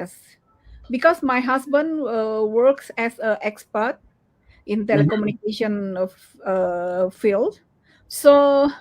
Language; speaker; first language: English; non-native, learner; Indonesian